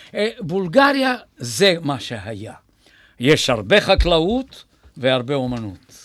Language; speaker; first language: Hebrew; non-native, fluent; Bulgarian